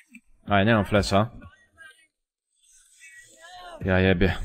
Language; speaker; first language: Polish; native; Polish